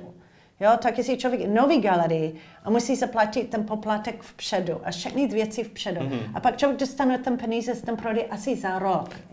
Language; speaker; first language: Czech; non-native, learner; English